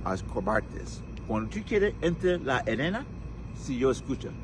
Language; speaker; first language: Spanish; non-native, local second language; English